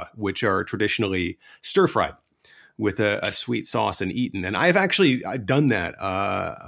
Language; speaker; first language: English; native; English